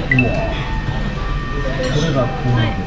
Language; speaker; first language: Japanese; non-native, learner; Korean